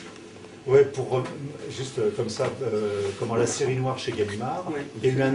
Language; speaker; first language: French; native; French